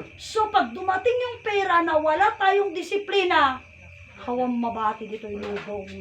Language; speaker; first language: Filipino; non-native, local second language; Iloko